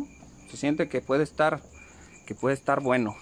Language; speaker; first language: Spanish; native; Spanish